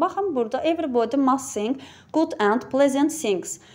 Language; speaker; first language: English; non-native, fluent; Azerbaijani